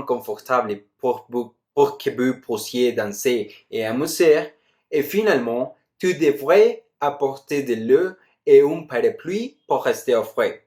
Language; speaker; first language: French; non-native, learner; Spanish